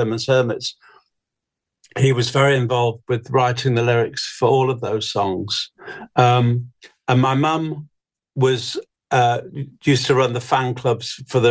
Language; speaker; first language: English; native; English